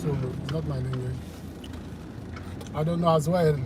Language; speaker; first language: English; non-native, fluent; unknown